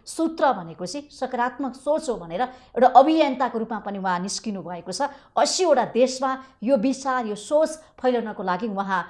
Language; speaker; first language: Nepali; native; Nepali